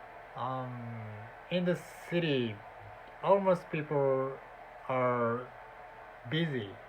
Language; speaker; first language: English; non-native, learner; Japanese